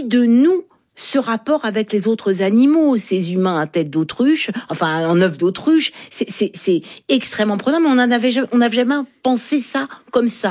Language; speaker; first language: French; native; French